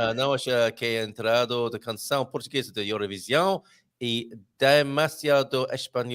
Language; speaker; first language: Portuguese; non-native, learner; English